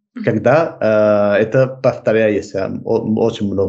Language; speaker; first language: Russian; non-native, learner; Spanish